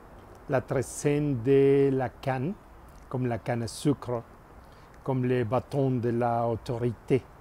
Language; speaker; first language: French; non-native, learner; Spanish